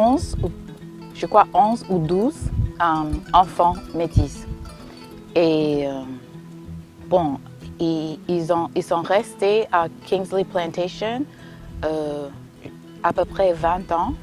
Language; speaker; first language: French; non-native, fluent; English